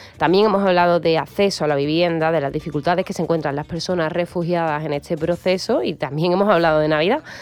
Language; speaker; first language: Spanish; native; Spanish